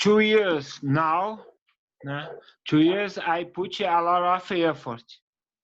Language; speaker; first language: English; non-native, learner; Portuguese